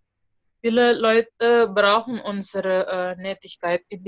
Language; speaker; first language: German; non-native, fluent; Indonesian